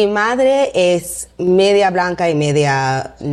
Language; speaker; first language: Spanish; non-native, learner; English